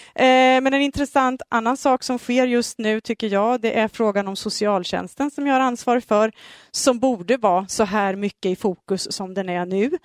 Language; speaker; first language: Swedish; native; Swedish